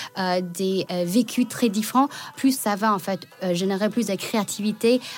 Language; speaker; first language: French; non-native, fluent; Chinese